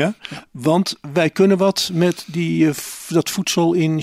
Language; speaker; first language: Dutch; native; Dutch